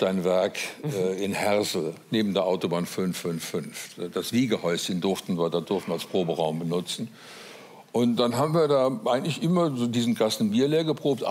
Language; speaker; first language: German; native; German